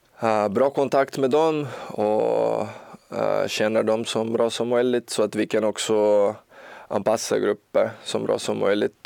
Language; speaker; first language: Swedish; non-native, learner; Portuguese